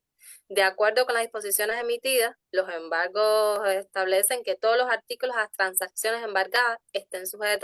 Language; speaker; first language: Spanish; native; Spanish